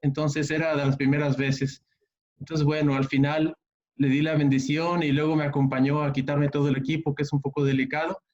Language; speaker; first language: Spanish; native; Spanish